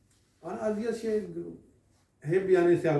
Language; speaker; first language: Arabic; non-native, learner; Urdu